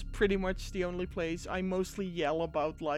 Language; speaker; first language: English; non-native, fluent; Dutch